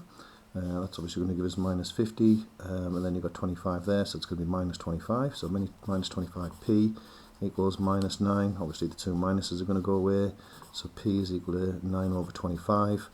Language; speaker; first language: English; native; English